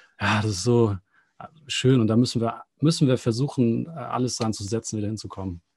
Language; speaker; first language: German; native; German